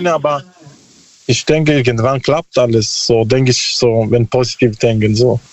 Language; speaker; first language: German; non-native, learner; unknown